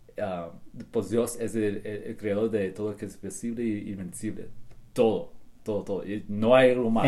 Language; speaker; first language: Spanish; early bilingual, heritage; Spanish